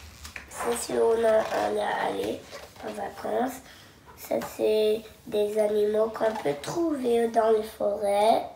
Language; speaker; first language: French; non-native, local second language; English